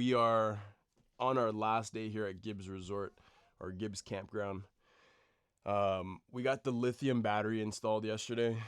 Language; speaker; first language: English; native; English